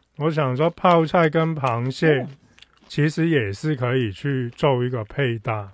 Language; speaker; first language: Chinese; non-native, local second language; Cantonese